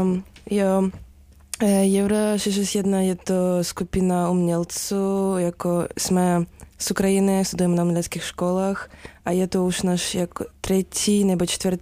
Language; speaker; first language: Czech; non-native, fluent; Ukrainian